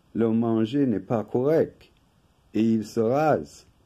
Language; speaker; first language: French; non-native, fluent; English